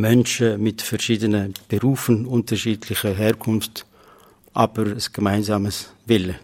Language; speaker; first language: German; non-native, fluent; Kurdish